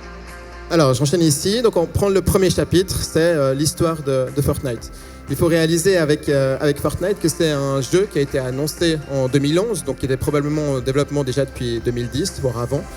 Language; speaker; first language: French; native; French